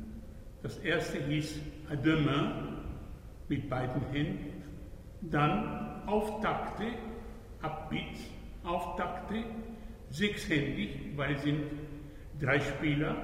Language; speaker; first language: German; non-native, fluent; Hungarian